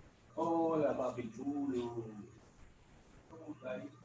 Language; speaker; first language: Spanish; native; Spanish